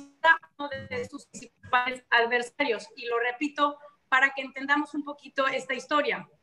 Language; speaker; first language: Spanish; native; Spanish